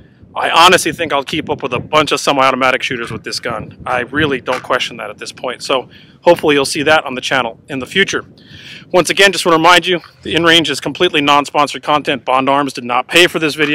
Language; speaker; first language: English; native; English